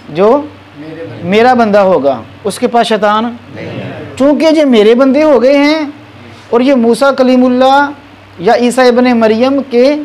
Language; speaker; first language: Urdu; non-native, local second language; Punjabi